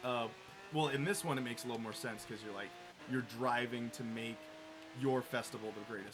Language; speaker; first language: English; native; English